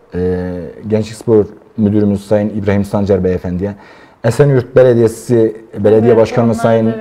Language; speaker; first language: Turkish; native; Turkish